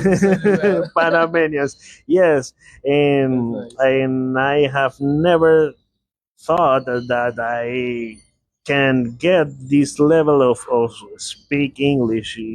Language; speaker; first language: English; non-native, learner; Spanish